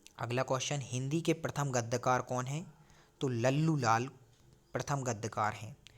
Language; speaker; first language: Hindi; native; Hindi